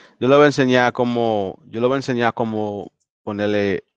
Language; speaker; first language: Spanish; early bilingual, heritage; Spanish